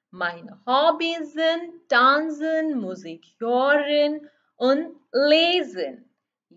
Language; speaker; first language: German; non-native, learner; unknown